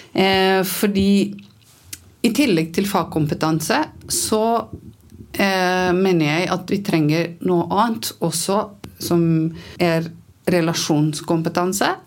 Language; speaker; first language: Norwegian; non-native, fluent; Romanian